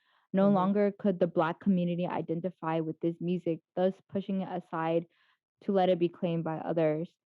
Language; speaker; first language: English; native; English